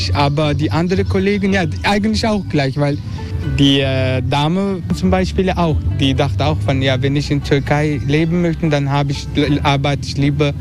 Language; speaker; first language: German; non-native, learner; Turkish